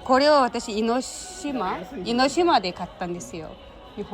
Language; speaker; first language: Japanese; non-native, fluent; Mongolian